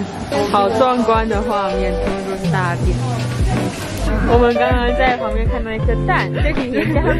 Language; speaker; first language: Chinese; native; Chinese